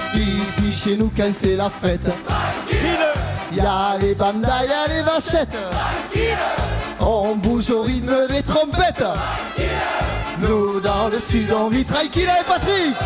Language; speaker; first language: French; native; French